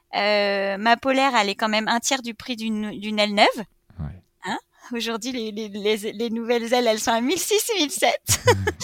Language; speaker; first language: French; native; French